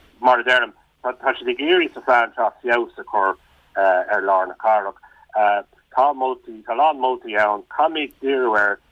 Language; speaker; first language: Irish; non-native, local second language; English